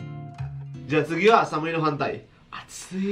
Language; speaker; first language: Japanese; non-native, fluent; Indonesian